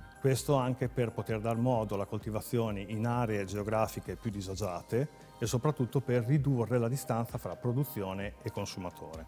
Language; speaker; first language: Italian; native; Italian